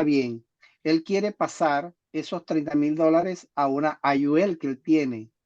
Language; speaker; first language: Spanish; native; Spanish